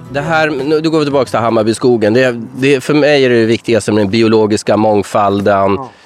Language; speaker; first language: Swedish; native; Swedish